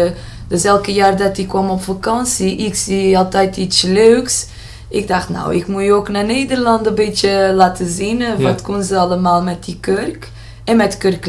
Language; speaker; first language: Dutch; non-native, learner; Portuguese